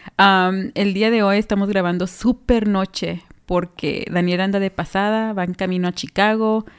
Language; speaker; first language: Spanish; early bilingual, heritage; Spanish